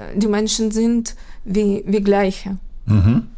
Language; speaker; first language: German; non-native, fluent; Ukrainian